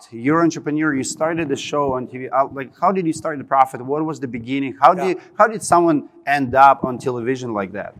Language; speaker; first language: English; non-native, fluent; Russian